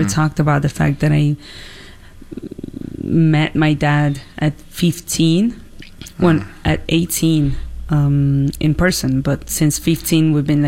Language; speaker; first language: English; non-native, fluent; Italian